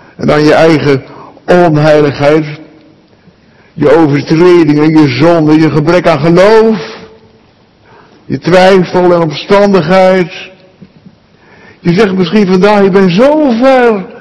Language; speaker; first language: Dutch; native; Dutch